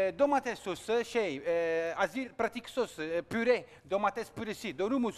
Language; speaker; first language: Turkish; non-native, learner; Italian